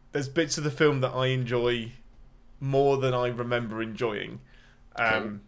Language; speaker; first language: English; native; English